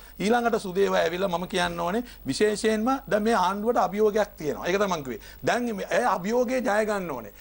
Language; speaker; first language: Sinhala; non-native, local second language; Tamil